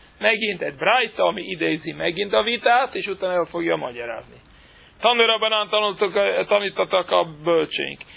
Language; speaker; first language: Hungarian; non-native, fluent; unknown